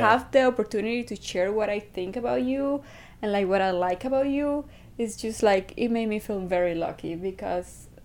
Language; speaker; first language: English; non-native, fluent; Spanish